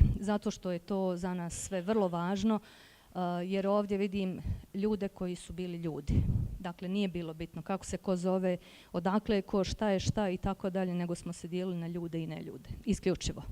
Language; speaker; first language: Bosnian; native; Bosnian